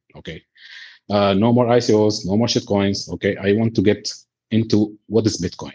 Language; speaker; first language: English; non-native, fluent; Arabic